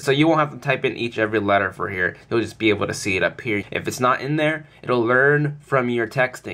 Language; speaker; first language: English; native; English